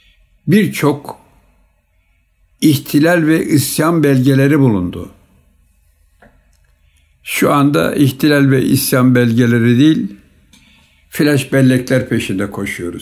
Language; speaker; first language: Turkish; native; Turkish